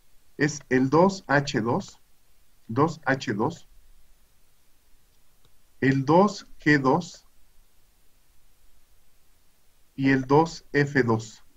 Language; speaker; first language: Spanish; native; Spanish